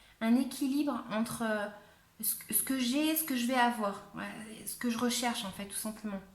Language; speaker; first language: French; non-native, fluent; Spanish